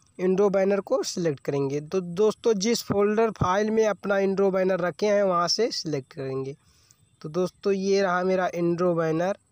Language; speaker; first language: Hindi; native; Hindi